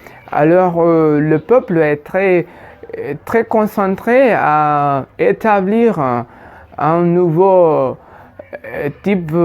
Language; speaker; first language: French; non-native, fluent; Spanish